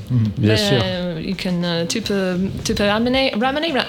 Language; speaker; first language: French; non-native, learner; English